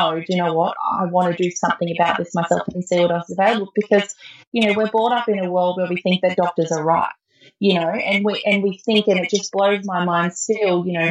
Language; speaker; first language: English; native; English